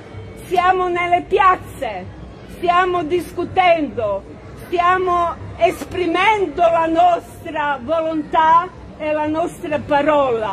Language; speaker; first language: Italian; non-native, fluent; Croatian